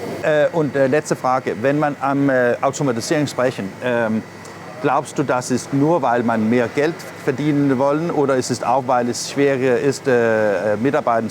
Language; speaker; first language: German; non-native, learner; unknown